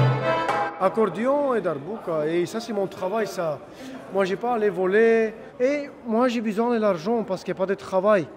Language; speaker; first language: French; non-native, learner; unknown